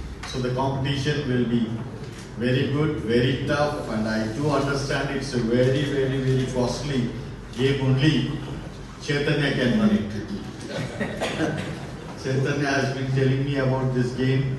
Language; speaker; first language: English; non-native, local second language; Telugu